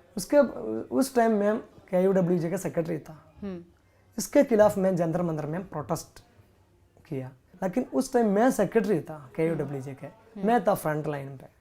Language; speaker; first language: Hindi; non-native, local second language; Malayalam